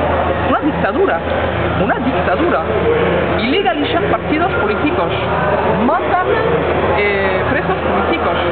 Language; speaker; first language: Spanish; non-native, learner; French